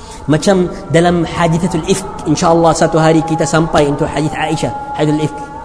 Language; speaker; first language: Indonesian; non-native, learner; Arabic